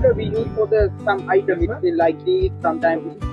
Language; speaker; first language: English; non-native, learner; Sinhala